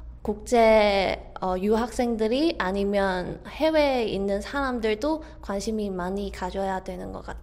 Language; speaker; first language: Korean; non-native, fluent; Cantonese